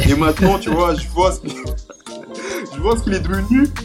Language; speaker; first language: French; early bilingual, other home language; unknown